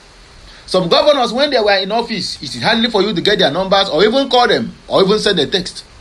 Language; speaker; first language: English; non-native, local second language; Igbo